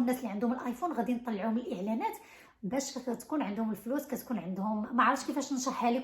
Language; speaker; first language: Arabic; native; Arabic